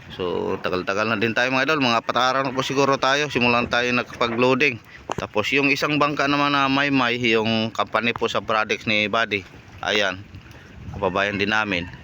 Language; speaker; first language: Filipino; non-native, local second language; Cebuano